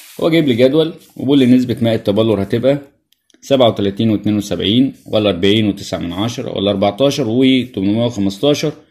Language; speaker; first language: Arabic; native; Arabic